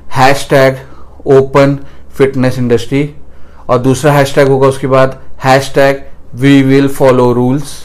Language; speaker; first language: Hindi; non-native, local second language; Marathi